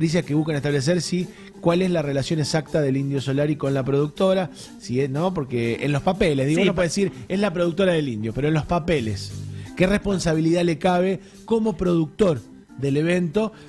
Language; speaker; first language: Spanish; native; Spanish